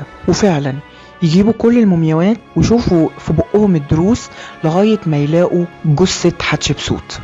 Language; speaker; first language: Arabic; native; Arabic